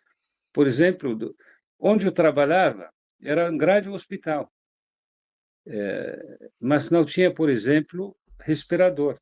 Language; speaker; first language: Portuguese; non-native, fluent; Arabic